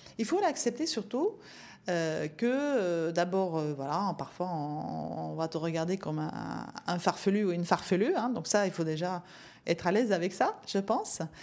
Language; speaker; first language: French; non-native, fluent; Norwegian